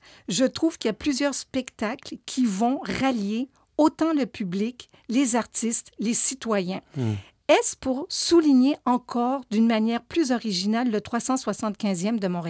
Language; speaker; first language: French; native; French